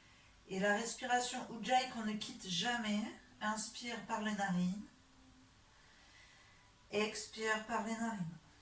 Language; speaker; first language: French; native; French